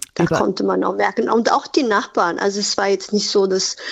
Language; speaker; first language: German; non-native, fluent; Albanian